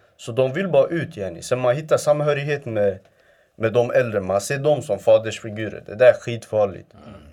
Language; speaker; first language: Swedish; early bilingual, other home language; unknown